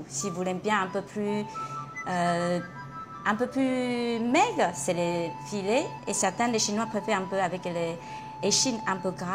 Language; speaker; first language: French; non-native, fluent; Chinese